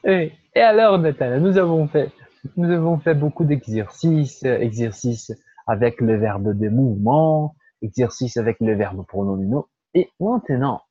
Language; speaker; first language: French; non-native, learner; Portuguese